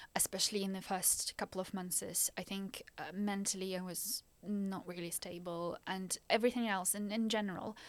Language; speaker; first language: English; non-native, fluent; Ukrainian